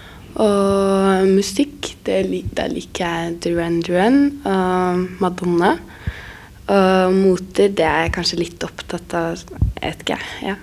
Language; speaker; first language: Norwegian; native; Norwegian